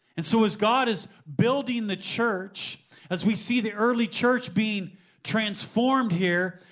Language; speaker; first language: English; native; English